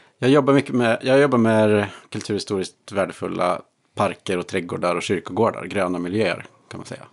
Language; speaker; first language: Swedish; native; Swedish